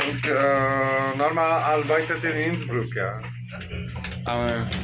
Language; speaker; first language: German; non-native, learner; Slovak